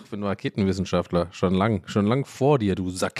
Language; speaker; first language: German; early bilingual, other home language; English